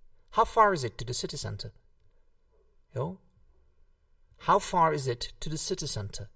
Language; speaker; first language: English; non-native, fluent; Hungarian